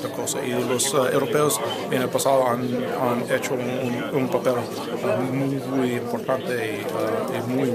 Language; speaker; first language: Spanish; non-native, fluent; English